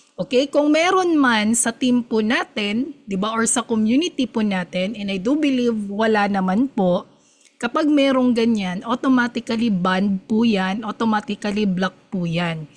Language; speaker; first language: Filipino; non-native, local second language; Cebuano